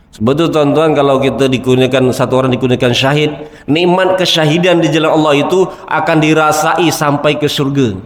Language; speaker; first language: Malay; native; Malay